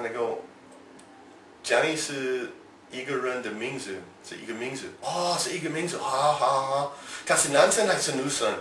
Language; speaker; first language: Chinese; non-native, fluent; English